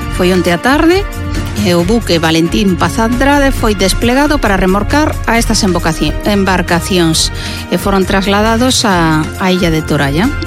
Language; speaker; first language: Galician; non-native, local second language; Spanish